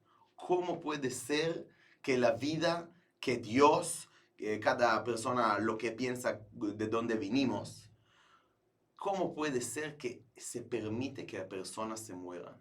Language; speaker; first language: Spanish; non-native, fluent; Hebrew